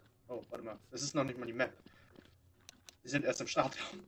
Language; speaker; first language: German; native; German